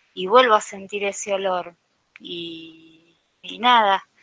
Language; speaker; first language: Spanish; native; Spanish